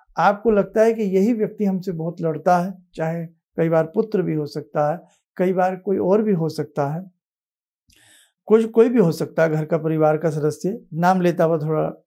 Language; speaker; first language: Hindi; native; Hindi